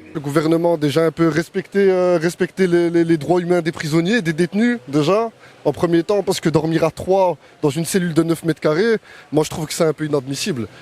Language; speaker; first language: French; native; French